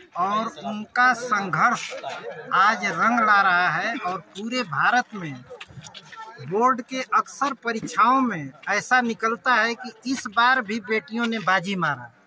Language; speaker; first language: Hindi; native; Hindi